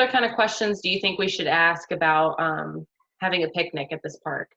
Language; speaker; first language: English; native; English